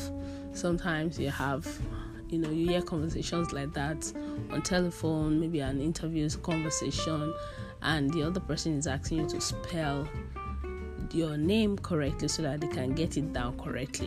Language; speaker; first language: English; non-native, local second language; Yoruba